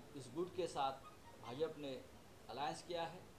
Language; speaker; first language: Hindi; non-native, local second language; Marathi